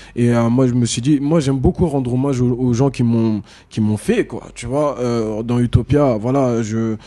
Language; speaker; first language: French; native; French